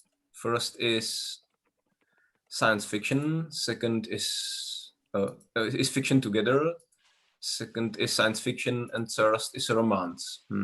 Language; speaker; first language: English; non-native, learner; Czech